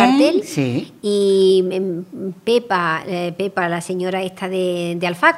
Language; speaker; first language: Spanish; native; Spanish